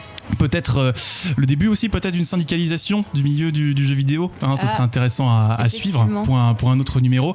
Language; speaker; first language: French; native; French